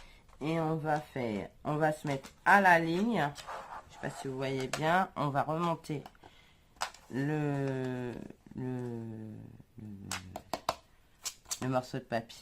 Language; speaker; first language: French; native; French